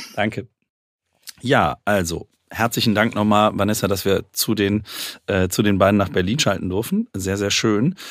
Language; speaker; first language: German; native; German